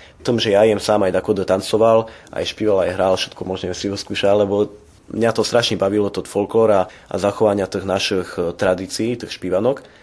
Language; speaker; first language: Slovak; non-native, local second language; Rusyn